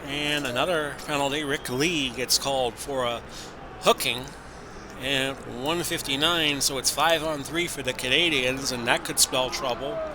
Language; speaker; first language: English; native; English